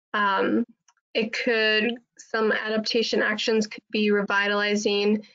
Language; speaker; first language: English; native; English